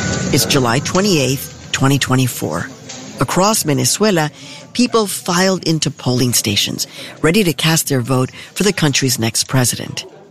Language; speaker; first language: English; native; English